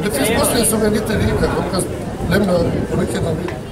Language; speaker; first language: Swedish; non-native, fluent; Bosnian